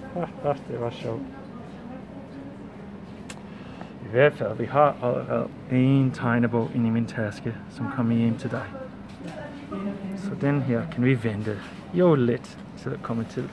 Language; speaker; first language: Danish; non-native, fluent; English